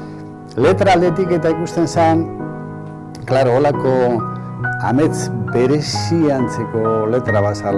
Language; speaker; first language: Basque; native; Basque